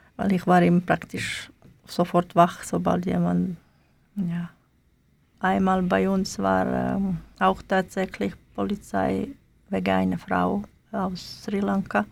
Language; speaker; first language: German; non-native, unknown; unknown